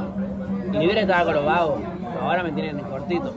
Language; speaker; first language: Spanish; native; Spanish